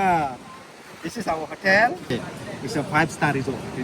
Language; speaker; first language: English; non-native, learner; Indonesian